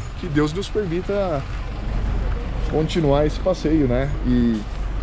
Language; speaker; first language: Portuguese; native; Portuguese